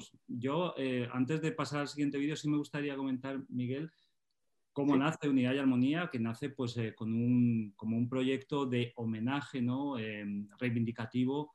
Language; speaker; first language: Spanish; native; Spanish